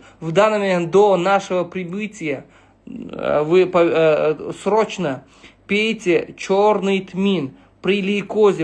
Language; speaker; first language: Russian; non-native, local second language; Uzbek